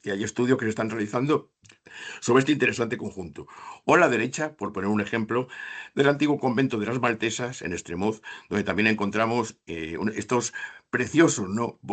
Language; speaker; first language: Spanish; native; Spanish